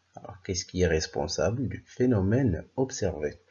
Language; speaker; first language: French; non-native, local second language; Arabic